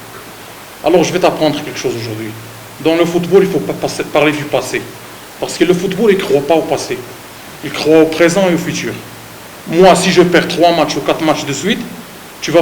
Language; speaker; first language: French; non-native, fluent; Arabic